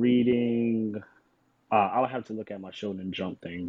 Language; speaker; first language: English; native; English